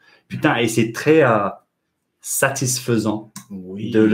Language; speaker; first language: French; non-native, fluent; English